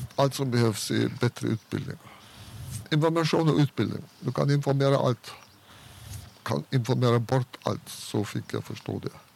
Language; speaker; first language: Swedish; non-native, fluent; German